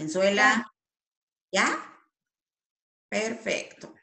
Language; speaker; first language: Spanish; native; Spanish